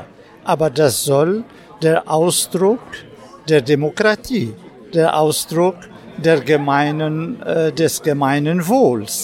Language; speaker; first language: German; non-native, fluent; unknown